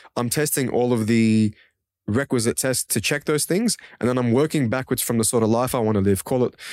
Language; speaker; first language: English; non-native, local second language; Kurdish